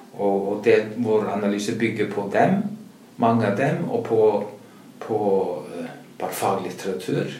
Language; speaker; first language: Norwegian; non-native, fluent; Icelandic